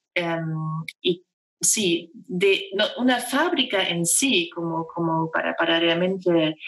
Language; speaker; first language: Spanish; non-native, fluent; German